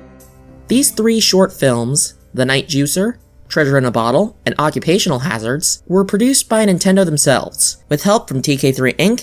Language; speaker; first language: English; native; English